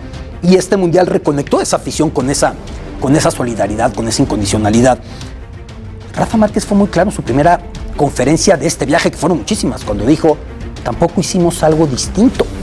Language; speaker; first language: Spanish; native; Spanish